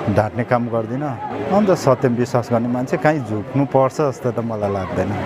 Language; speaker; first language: Nepali; native; Nepali